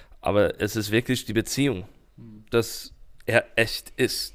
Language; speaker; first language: German; non-native, fluent; English